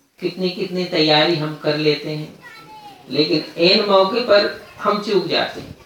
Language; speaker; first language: Hindi; native; Hindi